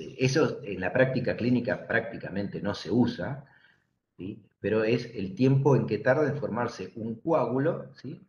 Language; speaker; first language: Spanish; native; Spanish